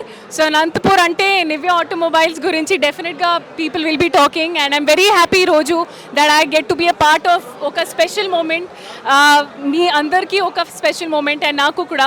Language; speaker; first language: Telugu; non-native, learner; Hindi